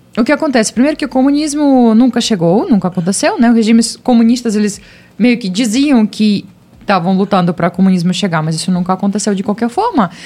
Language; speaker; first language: Portuguese; non-native, fluent; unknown